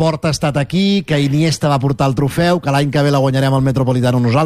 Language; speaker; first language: Catalan; native; Catalan